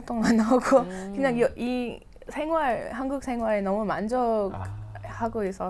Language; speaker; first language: Korean; non-native, fluent; English